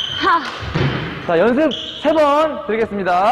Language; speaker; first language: Korean; native; Korean